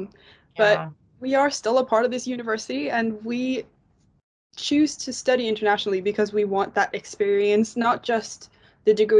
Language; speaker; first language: English; non-native, fluent; Norwegian